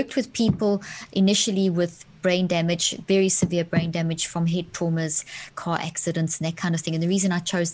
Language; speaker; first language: English; native; English